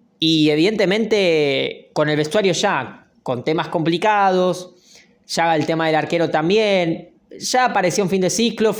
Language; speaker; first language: Spanish; native; Spanish